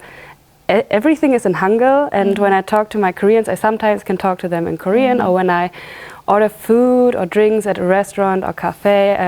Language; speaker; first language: English; non-native, fluent; German